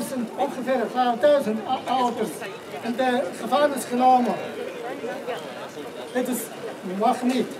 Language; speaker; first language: Dutch; non-native, learner; Mongolian